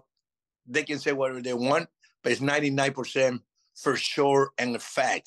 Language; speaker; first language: English; non-native, fluent; Spanish